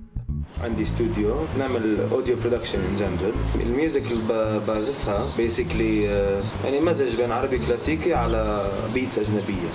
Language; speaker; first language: Arabic; native; Arabic